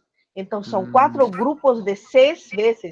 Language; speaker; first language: Portuguese; non-native, learner; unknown